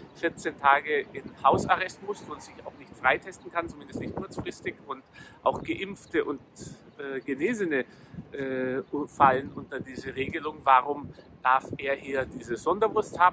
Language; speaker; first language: German; native; German